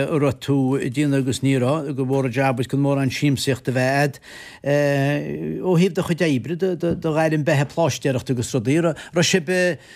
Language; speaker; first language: Irish; native; Irish